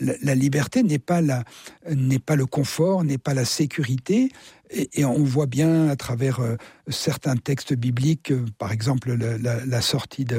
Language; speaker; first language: French; native; French